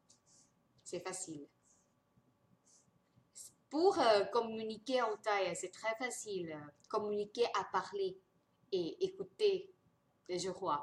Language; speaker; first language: French; non-native, fluent; Thai